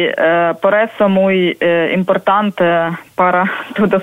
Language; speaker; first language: Spanish; non-native, learner; Ukrainian